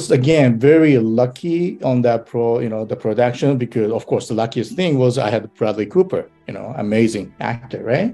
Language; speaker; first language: English; non-native, fluent; Japanese